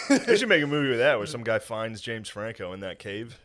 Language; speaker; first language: English; native; English